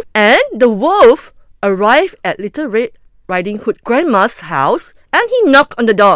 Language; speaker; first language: English; non-native, local second language; Cantonese